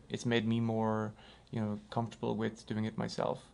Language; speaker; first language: English; native; English